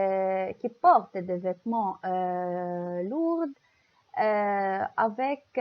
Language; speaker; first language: French; non-native, local second language; Arabic